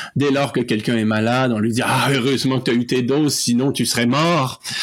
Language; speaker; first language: French; native; French